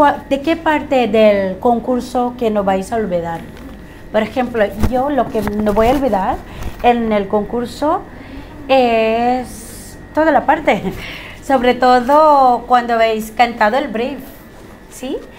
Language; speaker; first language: Spanish; non-native, fluent; Filipino